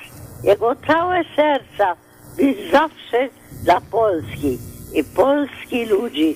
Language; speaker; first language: Polish; non-native, learner; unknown